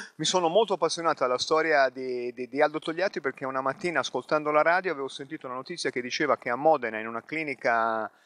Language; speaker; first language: Italian; native; Italian